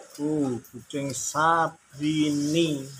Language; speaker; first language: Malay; non-native, local second language; Javanese